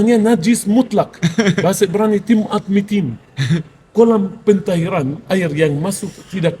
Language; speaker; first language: Indonesian; non-native, fluent; Arabic